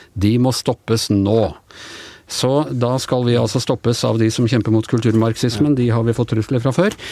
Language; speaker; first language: Norwegian; native; Norwegian